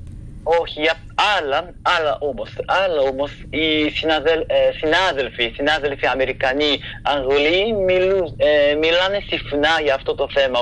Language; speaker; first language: Greek; non-native, fluent; Japanese